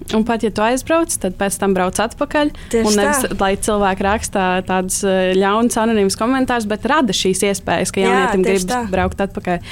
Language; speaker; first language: Latvian; native; Latvian